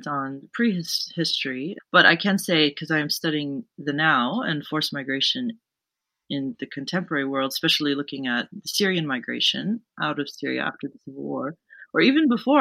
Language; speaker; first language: English; native; English